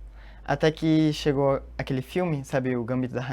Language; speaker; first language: Portuguese; early bilingual, heritage; Portuguese